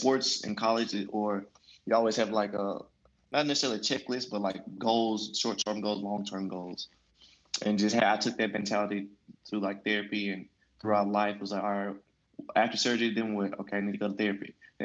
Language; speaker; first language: English; native; English